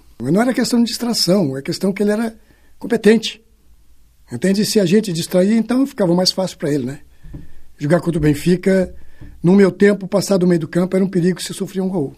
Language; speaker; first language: Portuguese; native; Portuguese